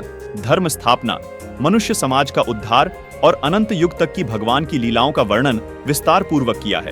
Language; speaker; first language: Hindi; native; Hindi